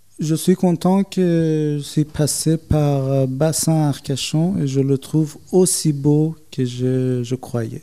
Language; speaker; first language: French; non-native, fluent; Persian